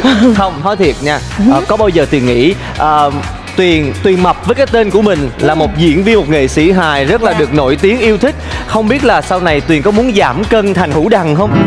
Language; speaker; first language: Vietnamese; native; Vietnamese